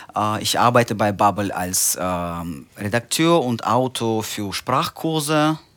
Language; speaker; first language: German; non-native, fluent; Russian